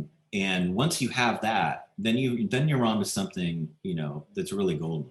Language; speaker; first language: English; native; English